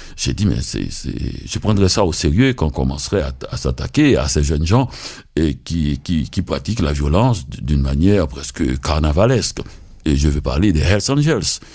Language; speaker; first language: French; non-native, local second language; Haitian Creole